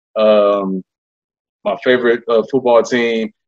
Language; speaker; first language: English; native; English